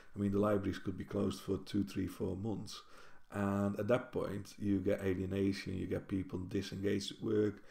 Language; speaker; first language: English; non-native, fluent; Dutch